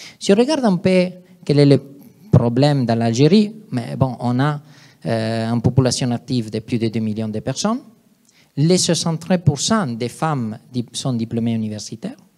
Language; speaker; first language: French; non-native, fluent; Italian